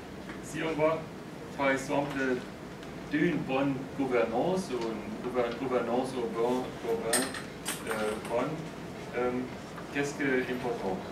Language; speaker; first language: French; non-native, fluent; German